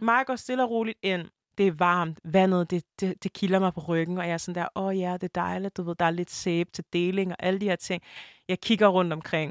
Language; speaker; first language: Danish; early bilingual, other home language; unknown